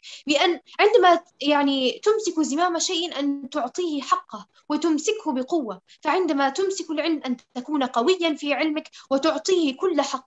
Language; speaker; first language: Arabic; native; Arabic